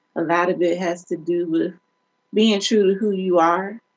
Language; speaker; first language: English; native; English